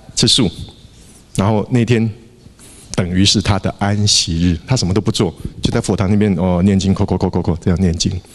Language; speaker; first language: Chinese; native; Chinese